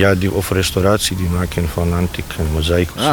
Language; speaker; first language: Dutch; non-native, learner; Bosnian